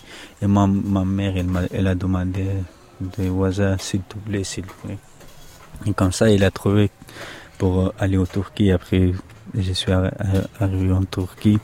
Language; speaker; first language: French; non-native, learner; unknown